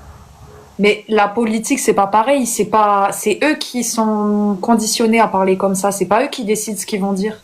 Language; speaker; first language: French; native; French